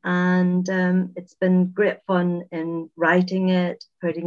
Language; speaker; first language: English; native; English